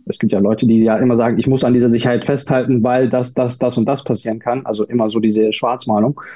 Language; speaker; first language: German; early bilingual, other home language; Turkish